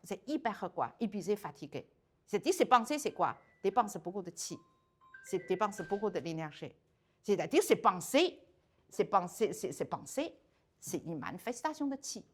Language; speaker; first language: French; non-native, learner; Chinese